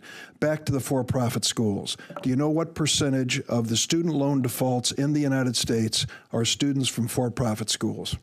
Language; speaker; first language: English; native; English